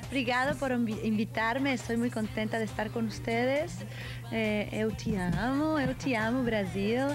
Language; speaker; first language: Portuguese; non-native, learner; Spanish